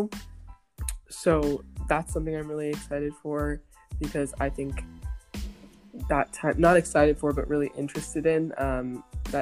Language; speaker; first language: English; native; English